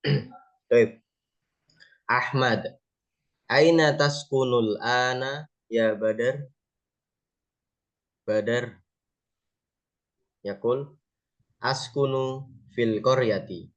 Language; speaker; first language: Arabic; non-native, fluent; Indonesian